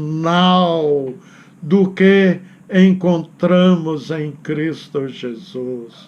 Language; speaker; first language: Portuguese; native; Portuguese